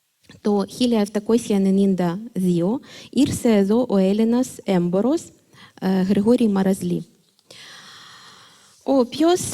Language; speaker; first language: Greek; non-native, fluent; Ukrainian